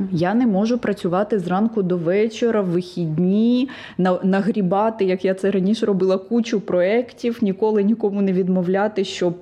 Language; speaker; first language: Ukrainian; non-native, local second language; Russian